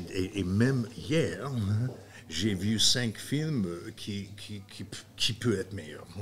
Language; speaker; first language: French; non-native, fluent; English